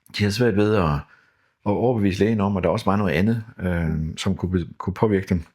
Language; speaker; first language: Danish; native; Danish